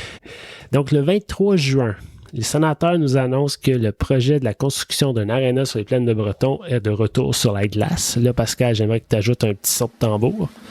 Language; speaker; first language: French; native; French